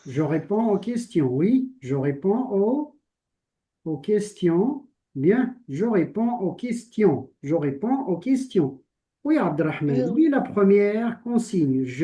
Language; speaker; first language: French; non-native, local second language; Arabic